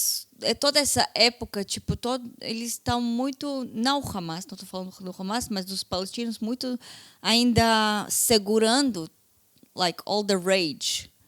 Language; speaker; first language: Portuguese; non-native, fluent; Hebrew